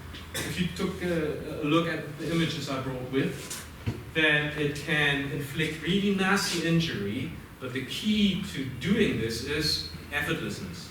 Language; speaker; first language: English; non-native, fluent; German